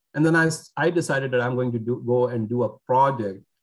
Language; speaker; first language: English; non-native, local second language; Urdu